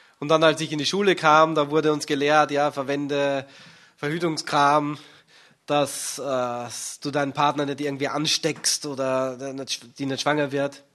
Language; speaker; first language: German; native; German